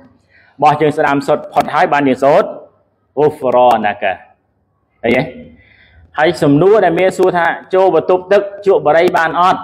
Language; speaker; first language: Khmer; native; Khmer